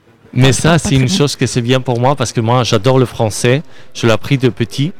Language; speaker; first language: French; non-native, learner; Spanish